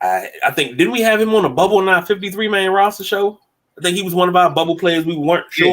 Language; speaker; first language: English; native; English